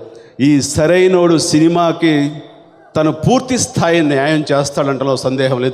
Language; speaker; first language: Telugu; native; Telugu